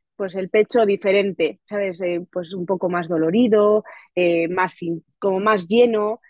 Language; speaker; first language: Spanish; native; Spanish